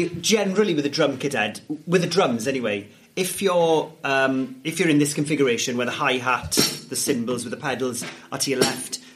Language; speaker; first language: English; non-native, local second language; Welsh